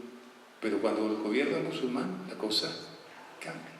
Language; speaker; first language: Spanish; native; Spanish